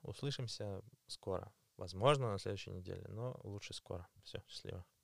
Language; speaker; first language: Russian; native; Russian